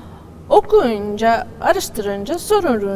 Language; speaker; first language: Turkish; non-native, learner; Latvian